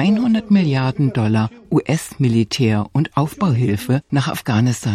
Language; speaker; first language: German; non-native, learner; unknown